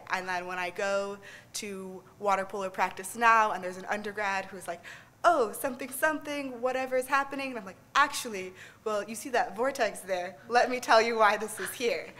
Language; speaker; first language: English; native; English